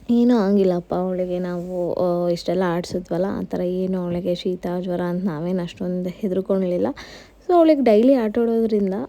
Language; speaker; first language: Kannada; non-native, local second language; Marathi